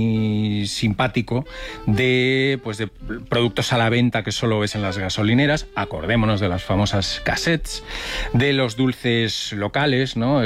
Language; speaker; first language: Spanish; native; Spanish